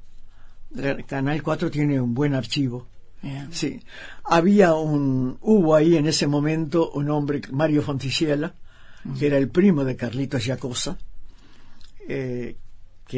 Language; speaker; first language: Spanish; native; Spanish